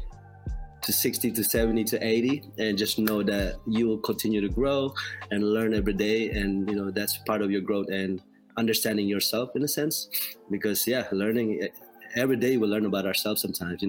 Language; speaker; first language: English; non-native, local second language; Filipino